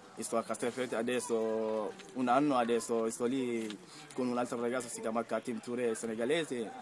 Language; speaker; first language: Italian; non-native, learner; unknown